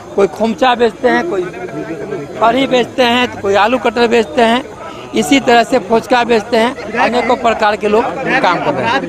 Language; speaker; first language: Hindi; native; Hindi